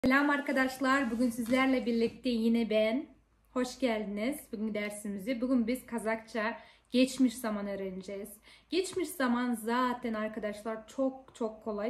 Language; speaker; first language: Turkish; non-native, fluent; Kazakh